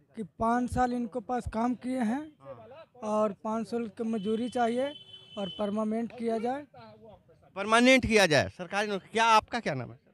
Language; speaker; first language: Hindi; native; Hindi